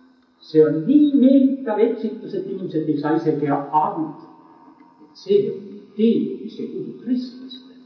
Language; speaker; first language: Finnish; non-native, learner; Estonian